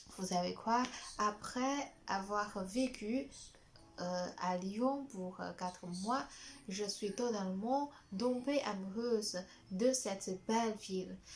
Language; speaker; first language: French; non-native, fluent; Chinese